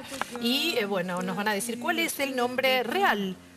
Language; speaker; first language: Spanish; native; Spanish